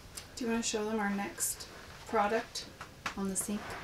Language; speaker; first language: English; native; English